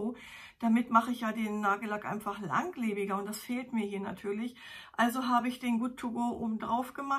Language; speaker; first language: German; native; German